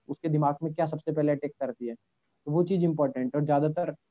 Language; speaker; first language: Hindi; native; Hindi